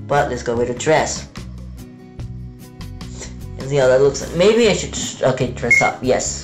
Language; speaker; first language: English; native; English